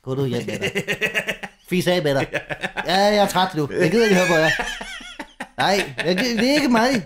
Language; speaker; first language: Danish; native; Danish